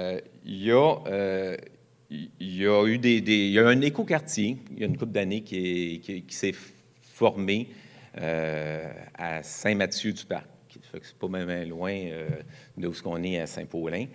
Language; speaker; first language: French; native; French